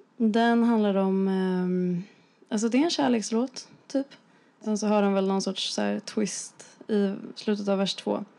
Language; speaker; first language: Swedish; native; Swedish